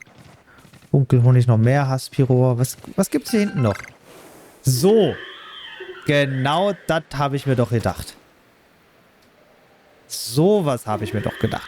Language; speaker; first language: German; native; German